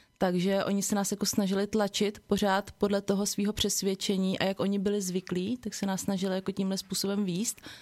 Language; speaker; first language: Czech; early bilingual, other home language; Vietnamese